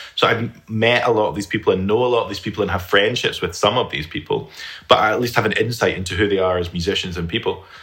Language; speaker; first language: English; native; English